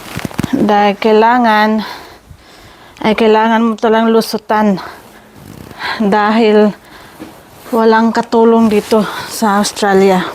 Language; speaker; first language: Filipino; native; Filipino